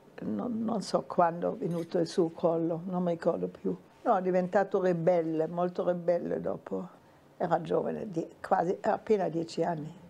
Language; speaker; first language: Italian; non-native, fluent; German